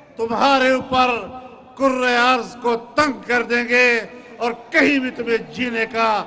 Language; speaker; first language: Urdu; non-native, local second language; Pashto